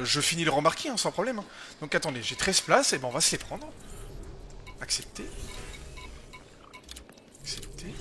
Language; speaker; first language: French; native; French